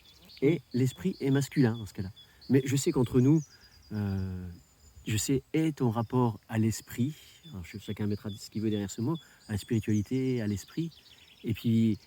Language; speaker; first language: French; native; French